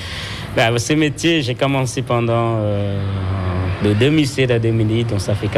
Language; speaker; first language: French; non-native, local second language; Khmer